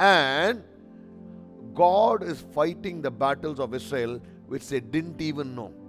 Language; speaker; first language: English; non-native, local second language; Tamil